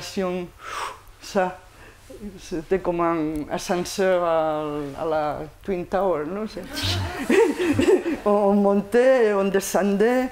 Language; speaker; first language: French; non-native, fluent; Spanish